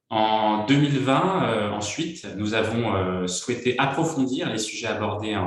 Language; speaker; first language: French; native; French